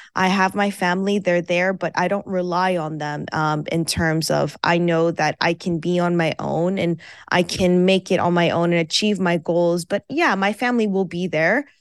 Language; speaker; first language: English; early bilingual, other home language; Persian